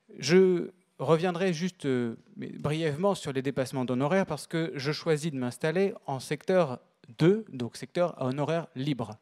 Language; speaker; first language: French; native; French